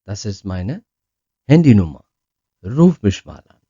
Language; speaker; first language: German; non-native, learner; Urdu